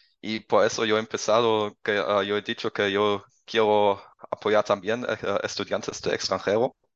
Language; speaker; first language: Spanish; non-native, learner; German